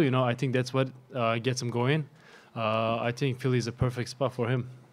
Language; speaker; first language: English; non-native, fluent; Turkish